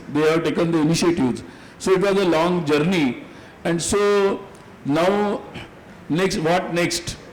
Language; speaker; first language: English; non-native, local second language; Hindi